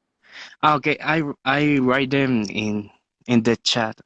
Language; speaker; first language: English; non-native, learner; Spanish